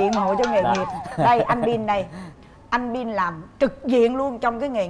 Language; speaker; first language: Vietnamese; native; Vietnamese